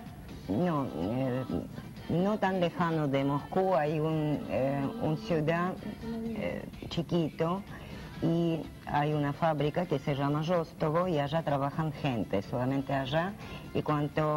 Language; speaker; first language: Spanish; non-native, learner; Russian